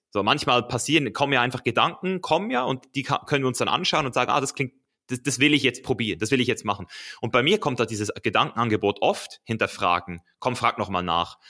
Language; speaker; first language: German; early bilingual, other home language; Azerbaijani